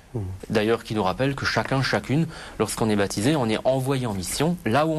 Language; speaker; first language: French; native; French